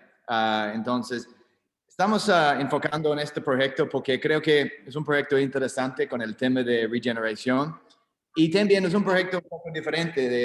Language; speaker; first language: Spanish; non-native, learner; English